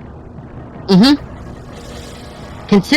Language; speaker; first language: English; native; English